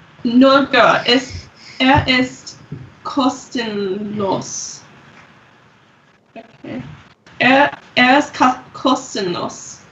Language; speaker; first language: German; non-native, learner; English